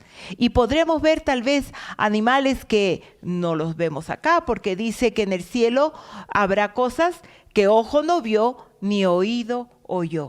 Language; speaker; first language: Spanish; native; Spanish